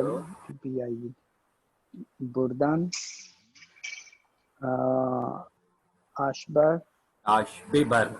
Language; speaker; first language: Persian; non-native, learner; Urdu